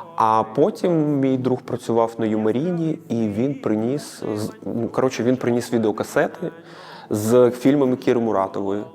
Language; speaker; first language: Ukrainian; native; Ukrainian